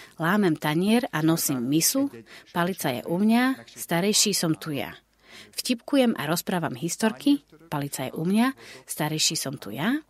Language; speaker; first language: Slovak; native; Slovak